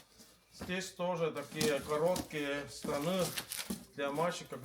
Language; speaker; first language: Russian; non-native, learner; Estonian